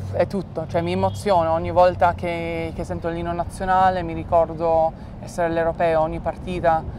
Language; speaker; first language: Italian; early bilingual, other home language; English